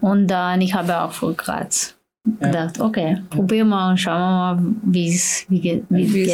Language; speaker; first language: German; non-native, learner; Slovenian